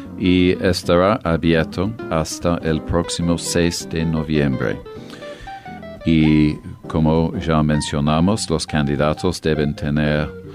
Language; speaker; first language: Spanish; non-native, fluent; English